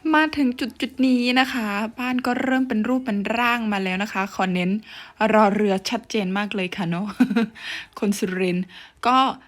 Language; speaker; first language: Thai; non-native, local second language; Khmer